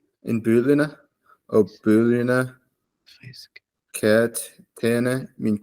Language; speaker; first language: Danish; non-native, learner; English